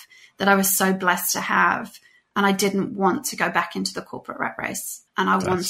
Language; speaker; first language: English; native; English